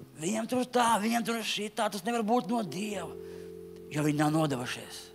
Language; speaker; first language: Latvian; native; Latvian